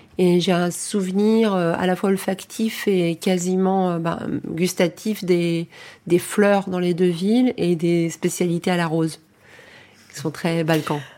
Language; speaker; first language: French; early bilingual, heritage; French